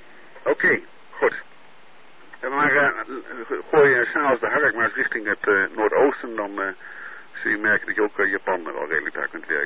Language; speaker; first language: Dutch; native; Dutch